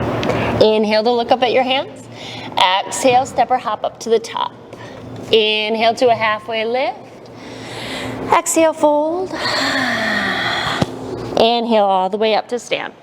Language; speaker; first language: English; native; English